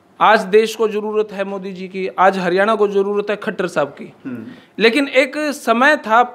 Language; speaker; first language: Hindi; native; Hindi